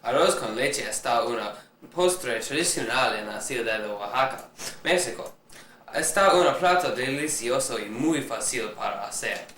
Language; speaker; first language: Spanish; non-native, learner; English